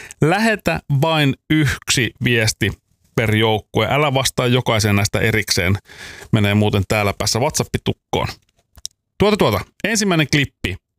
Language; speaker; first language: Finnish; native; Finnish